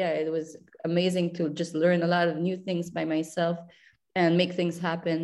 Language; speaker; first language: English; non-native, local second language; French